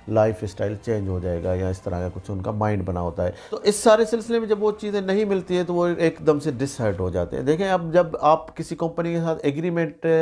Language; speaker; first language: Urdu; non-native, local second language; Sindhi